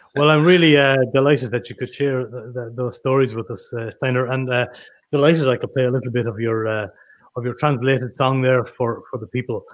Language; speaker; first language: English; native; English